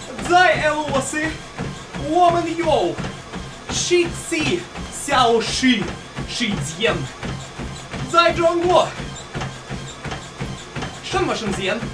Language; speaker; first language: Chinese; non-native, learner; Russian